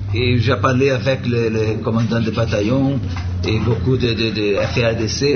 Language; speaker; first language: French; non-native, learner; Portuguese